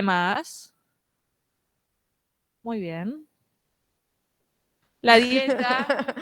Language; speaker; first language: Spanish; native; Spanish